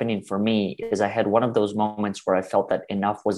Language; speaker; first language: English; early bilingual, other home language; Russian